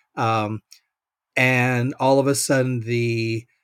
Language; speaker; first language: English; native; English